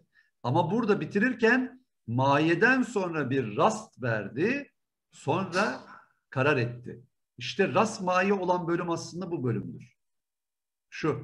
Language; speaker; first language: Turkish; native; Turkish